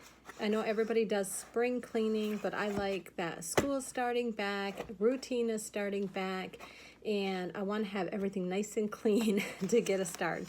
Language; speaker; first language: English; native; English